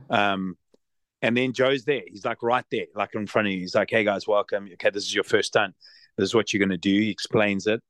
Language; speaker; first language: English; native; English